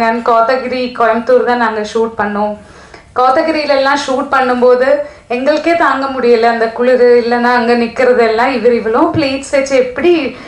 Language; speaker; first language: Tamil; non-native, fluent; Malayalam